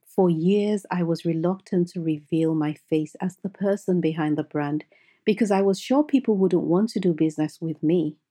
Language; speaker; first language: English; non-native, local second language; Yoruba